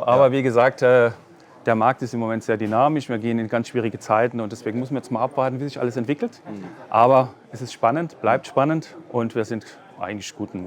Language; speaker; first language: German; native; German